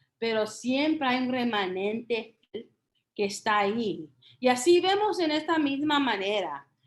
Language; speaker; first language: Spanish; early bilingual, heritage; Spanish